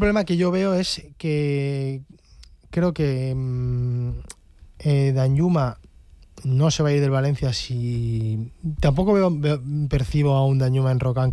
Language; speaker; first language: Spanish; native; Spanish